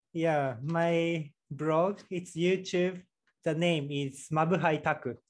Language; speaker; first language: English; non-native, learner; Japanese